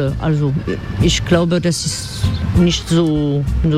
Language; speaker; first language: German; non-native, fluent; French